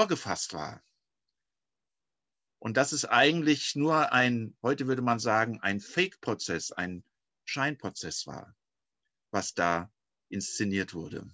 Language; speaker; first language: German; native; German